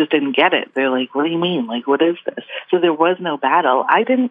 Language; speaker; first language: English; early bilingual, other home language; Hebrew